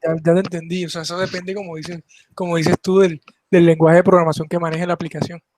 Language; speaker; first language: Spanish; native; Spanish